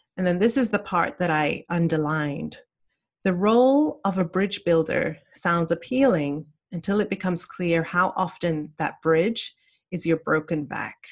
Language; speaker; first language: English; native; English